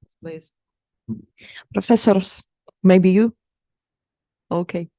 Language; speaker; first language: English; non-native, fluent; Russian